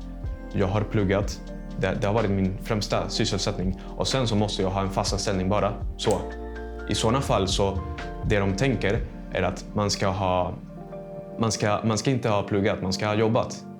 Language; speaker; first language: Swedish; non-native, fluent; Spanish